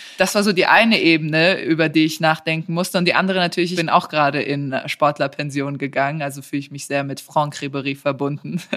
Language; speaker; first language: German; early bilingual, other home language; Serbian